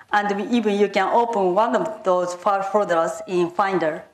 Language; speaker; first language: English; non-native, fluent; Japanese